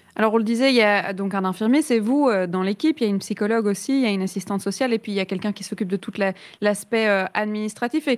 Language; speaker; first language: French; native; French